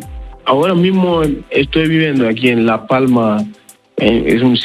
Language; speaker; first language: Spanish; non-native, learner; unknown